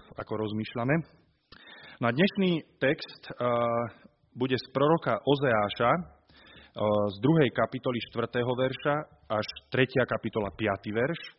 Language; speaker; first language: Slovak; native; Slovak